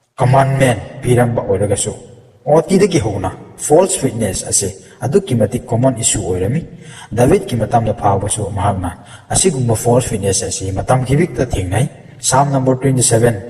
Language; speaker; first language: Manipuri; non-native, local second language; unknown